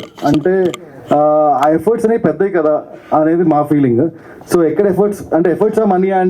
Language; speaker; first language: Telugu; native; Telugu